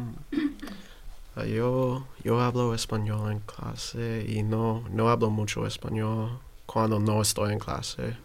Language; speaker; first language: Spanish; non-native, learner; English